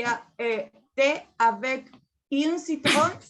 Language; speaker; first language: French; non-native, learner; Spanish